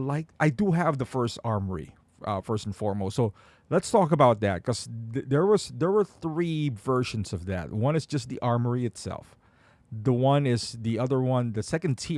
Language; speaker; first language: English; native; English